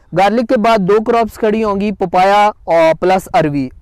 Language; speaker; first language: Urdu; native; Urdu